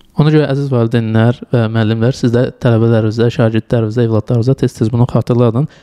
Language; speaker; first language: Azerbaijani; native; Azerbaijani